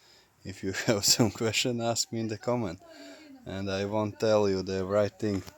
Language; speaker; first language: English; non-native, learner; Latvian